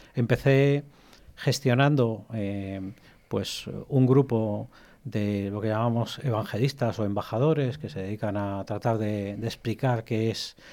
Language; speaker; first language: Spanish; native; Spanish